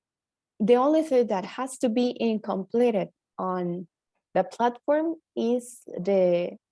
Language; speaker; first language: English; non-native, fluent; Spanish